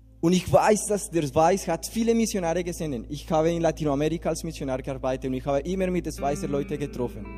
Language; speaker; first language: German; non-native, learner; Spanish